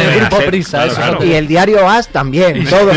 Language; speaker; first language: Spanish; native; Spanish